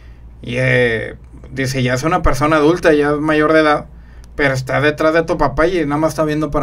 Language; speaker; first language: Spanish; native; Spanish